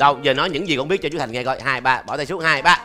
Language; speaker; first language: Vietnamese; native; Vietnamese